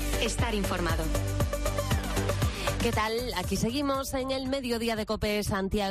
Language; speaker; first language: Spanish; native; Spanish